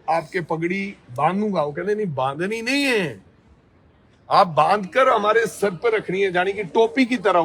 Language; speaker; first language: Hindi; non-native, local second language; Punjabi